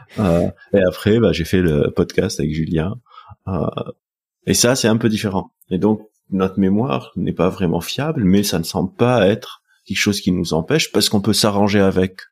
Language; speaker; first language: French; non-native, local second language; Arabic